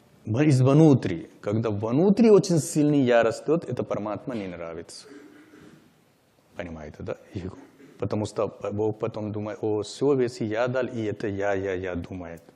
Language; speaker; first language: Russian; non-native, learner; Hindi